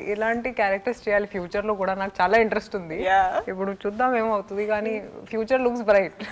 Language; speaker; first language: Telugu; non-native, fluent; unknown